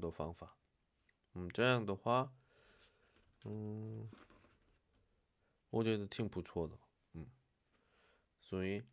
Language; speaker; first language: Chinese; non-native, learner; Korean